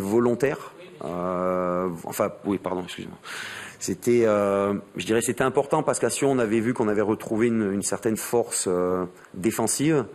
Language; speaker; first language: French; native; French